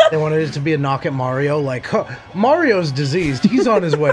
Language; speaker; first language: English; native; English